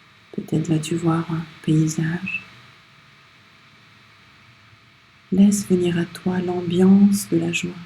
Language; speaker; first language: French; native; French